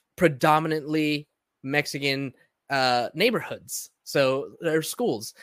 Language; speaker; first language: English; early bilingual, other home language; Spanish